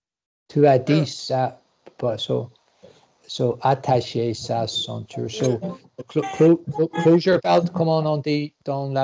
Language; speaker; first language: French; non-native, learner; English